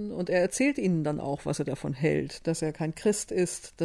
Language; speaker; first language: German; native; German